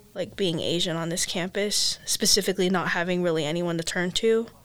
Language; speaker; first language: English; early bilingual, other home language; Filipino